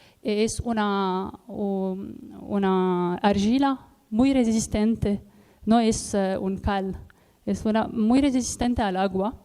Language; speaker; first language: Spanish; non-native, learner; Arabic